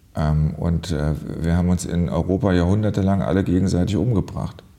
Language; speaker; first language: German; native; German